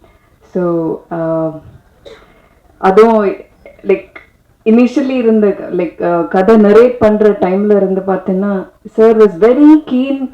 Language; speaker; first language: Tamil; non-native, fluent; Malayalam